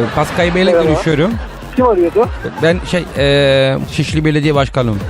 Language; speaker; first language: Turkish; non-native, learner; Italian